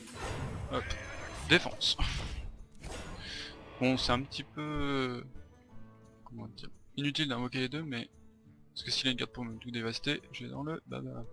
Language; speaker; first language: French; native; French